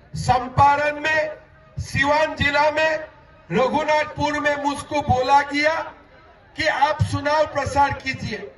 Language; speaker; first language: Hindi; non-native, local second language; Assamese